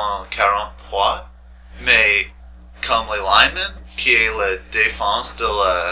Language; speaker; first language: French; non-native, learner; English